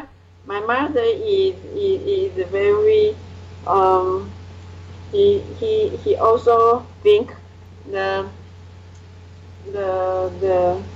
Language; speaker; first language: English; non-native, learner; Chinese